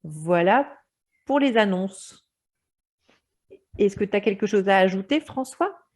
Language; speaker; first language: French; native; French